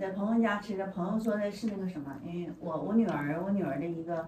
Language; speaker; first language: Chinese; native; Chinese